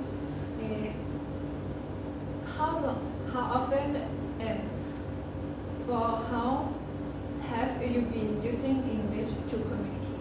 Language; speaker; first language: English; non-native, learner; Thai